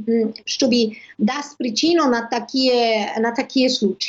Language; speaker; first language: Russian; non-native, learner; German